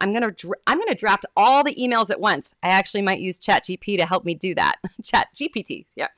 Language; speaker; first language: English; native; English